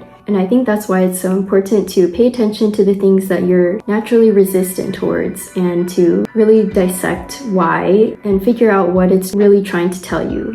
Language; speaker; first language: English; native; English